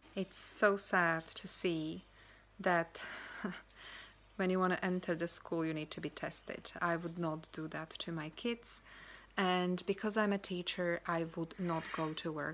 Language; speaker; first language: English; non-native, fluent; Slovak